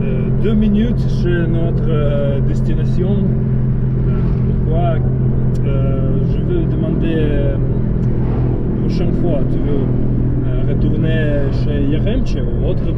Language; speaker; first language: French; non-native, learner; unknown